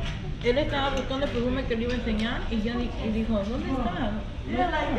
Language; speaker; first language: Spanish; native; Spanish